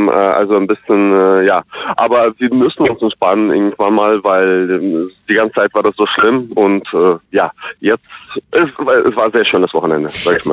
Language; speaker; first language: German; non-native, fluent; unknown